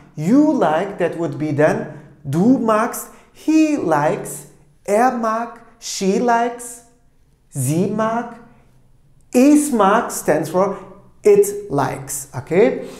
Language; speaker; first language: English; non-native, fluent; Turkish